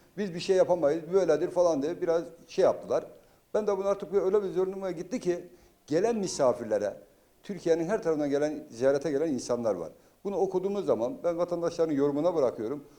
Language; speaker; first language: Turkish; native; Turkish